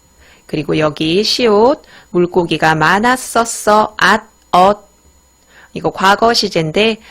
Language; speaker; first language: Korean; native; Korean